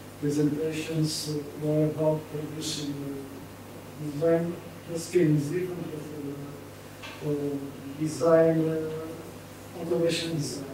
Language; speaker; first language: English; non-native, learner; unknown